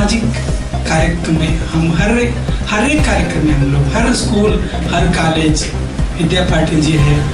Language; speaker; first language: Hindi; non-native, local second language; Kannada